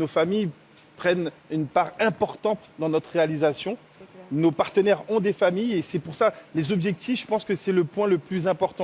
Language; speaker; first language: French; native; French